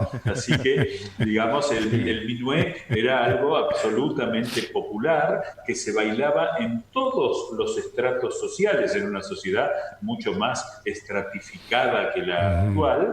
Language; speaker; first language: Spanish; native; Spanish